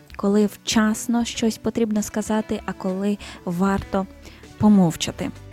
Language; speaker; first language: Ukrainian; native; Ukrainian